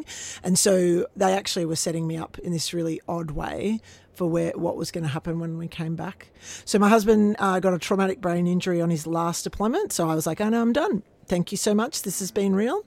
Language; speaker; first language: English; native; English